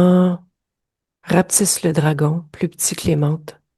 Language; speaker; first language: French; native; French